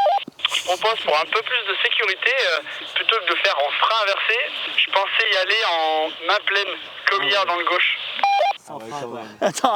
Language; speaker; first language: French; native; French